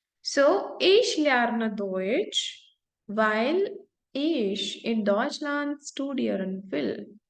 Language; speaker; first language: German; non-native, fluent; Hindi